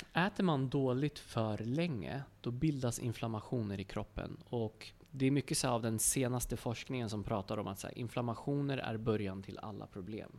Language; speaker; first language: Swedish; early bilingual, other home language; Kurdish